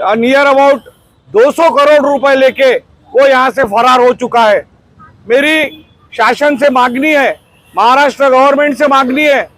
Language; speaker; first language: Hindi; non-native, local second language; Marathi